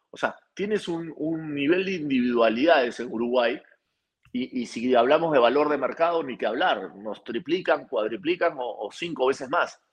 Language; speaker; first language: Spanish; native; Spanish